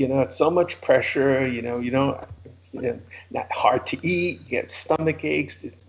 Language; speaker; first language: English; native; English